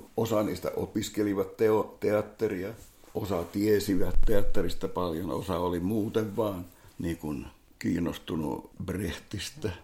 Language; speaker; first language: Finnish; non-native, local second language; Swedish